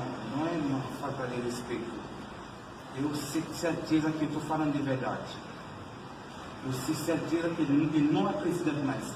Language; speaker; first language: Portuguese; non-native, learner; Haitian Creole